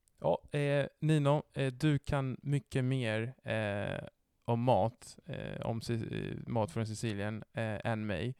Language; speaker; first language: Swedish; non-native, fluent; Italian